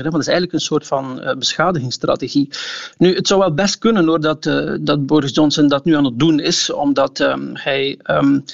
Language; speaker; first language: Dutch; native; Dutch